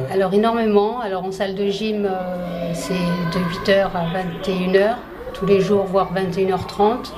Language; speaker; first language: French; native; French